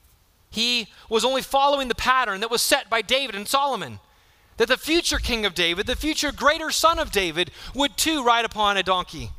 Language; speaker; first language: English; native; English